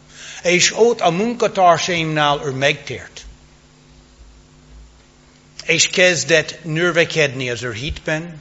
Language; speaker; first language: Hungarian; non-native, fluent; English